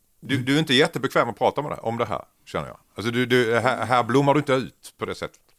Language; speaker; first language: Swedish; native; Swedish